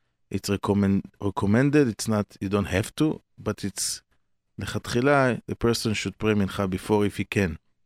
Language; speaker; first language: English; non-native, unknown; Hebrew